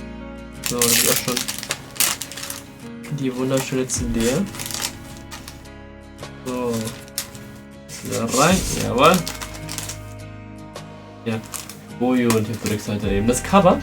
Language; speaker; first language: German; native; German